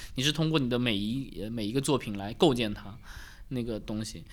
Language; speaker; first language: Chinese; native; Chinese